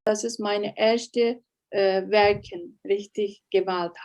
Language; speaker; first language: German; non-native, learner; Uyghur